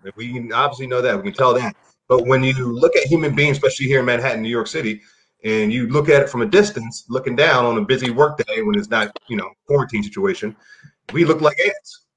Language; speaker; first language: English; native; English